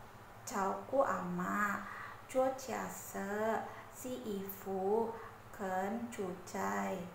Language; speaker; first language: Chinese; non-native, learner; Indonesian